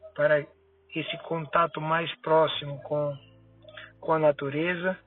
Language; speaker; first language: Portuguese; native; Portuguese